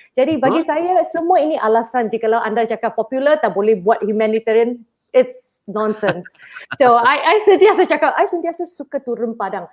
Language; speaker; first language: Malay; non-native, local second language; Chinese